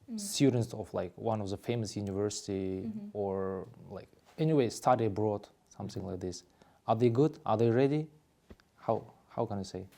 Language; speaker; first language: English; non-native, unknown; Kazakh